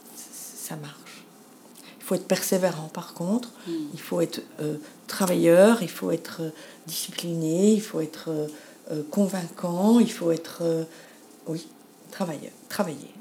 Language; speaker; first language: French; native; French